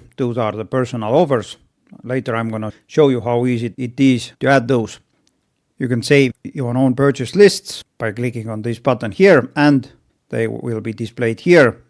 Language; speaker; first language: English; non-native, fluent; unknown